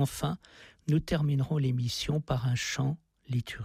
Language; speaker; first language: French; native; French